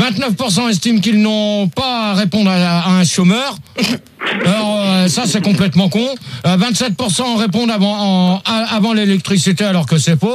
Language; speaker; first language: French; native; French